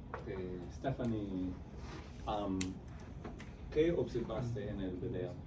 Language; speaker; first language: Spanish; non-native, fluent; English